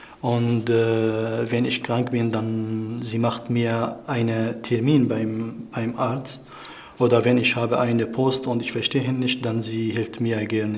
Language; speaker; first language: German; non-native, learner; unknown